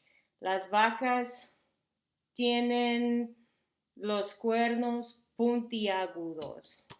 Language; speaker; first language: Spanish; non-native, fluent; English